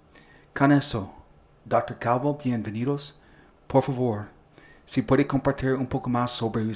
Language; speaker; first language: Spanish; non-native, learner; English